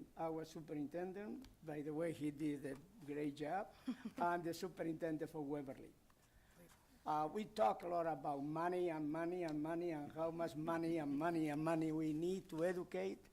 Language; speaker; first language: English; non-native, fluent; Spanish